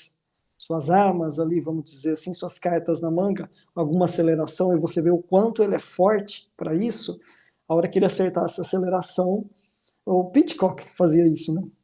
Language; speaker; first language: Portuguese; native; Portuguese